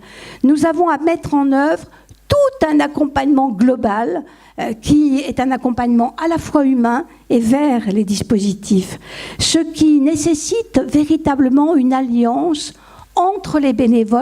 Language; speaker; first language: French; native; French